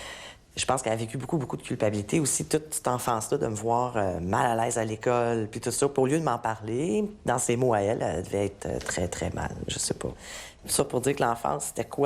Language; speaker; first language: French; native; French